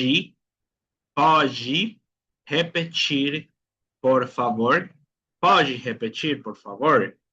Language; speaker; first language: Portuguese; non-native, fluent; Spanish